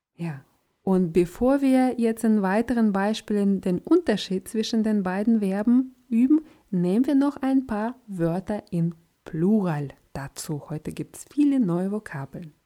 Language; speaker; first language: German; non-native, fluent; Russian